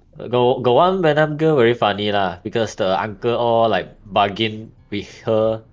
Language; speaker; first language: English; non-native, local second language; Chinese